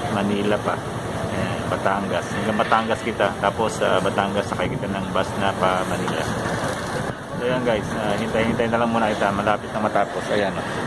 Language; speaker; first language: Filipino; non-native, local second language; Hiligaynon